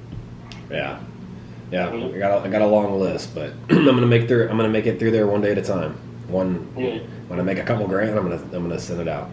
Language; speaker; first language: English; native; English